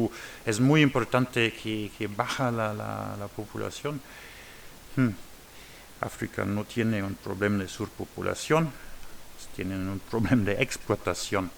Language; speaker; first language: Spanish; non-native, learner; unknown